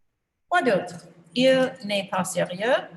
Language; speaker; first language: French; non-native, fluent; English